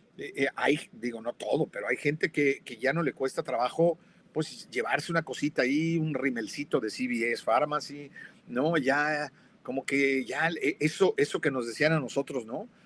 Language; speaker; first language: Spanish; native; Spanish